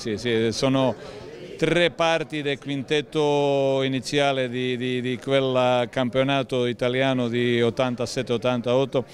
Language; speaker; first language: Italian; non-native, learner; Croatian